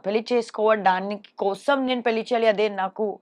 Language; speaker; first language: Telugu; non-native, learner; Hindi